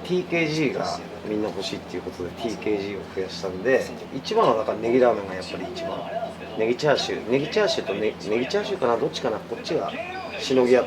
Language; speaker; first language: Japanese; native; Japanese